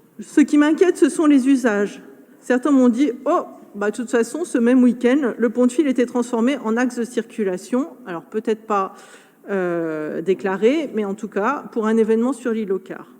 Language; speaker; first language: French; native; French